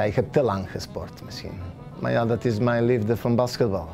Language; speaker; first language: Dutch; non-native, fluent; Serbian